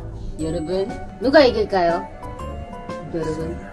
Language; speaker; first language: Korean; non-native, learner; Filipino